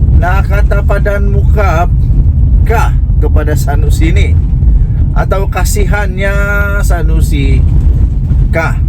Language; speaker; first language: Malay; non-native, local second language; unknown